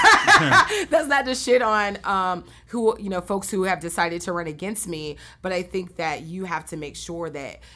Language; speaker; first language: English; native; English